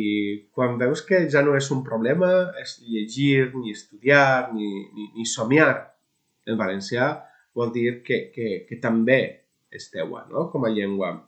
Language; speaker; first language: Catalan; non-native, local second language; Spanish